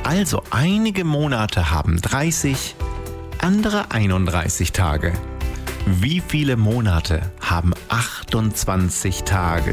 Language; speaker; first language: German; native; German